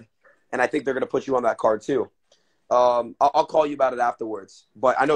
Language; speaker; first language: English; native; English